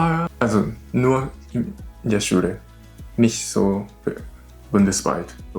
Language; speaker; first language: German; non-native, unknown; Japanese